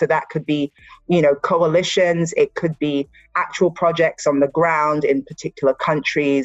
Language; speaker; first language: English; native; English